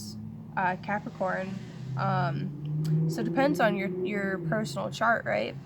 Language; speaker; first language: English; native; English